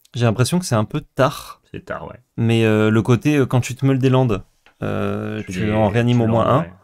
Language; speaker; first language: French; native; French